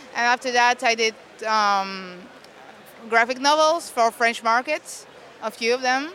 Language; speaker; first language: English; non-native, fluent; French